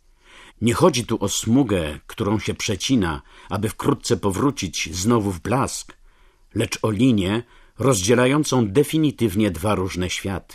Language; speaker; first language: Polish; native; Polish